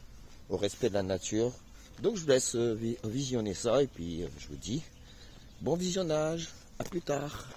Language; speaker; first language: French; native; French